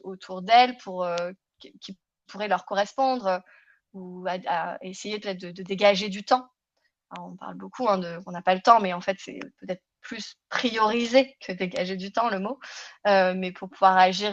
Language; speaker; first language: French; native; French